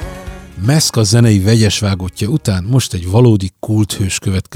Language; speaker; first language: Hungarian; native; Hungarian